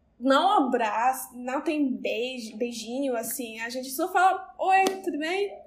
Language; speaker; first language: Portuguese; non-native, learner; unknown